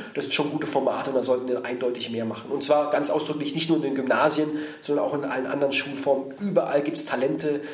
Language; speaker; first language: German; native; German